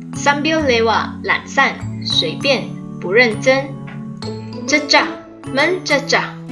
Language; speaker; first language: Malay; non-native, local second language; Chinese